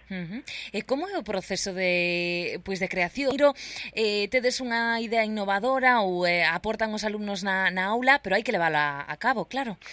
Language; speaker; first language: Galician; native; Galician